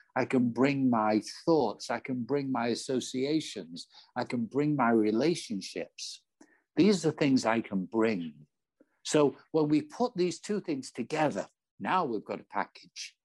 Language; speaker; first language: English; native; English